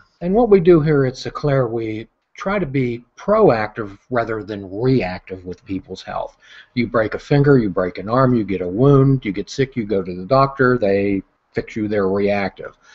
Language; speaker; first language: English; native; English